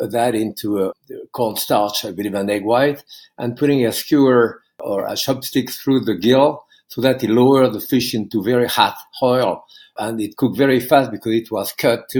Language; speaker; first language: English; non-native, fluent; French